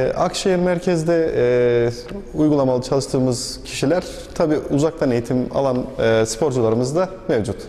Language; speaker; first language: Turkish; native; Turkish